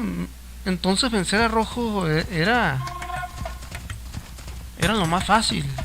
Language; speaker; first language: Spanish; native; Spanish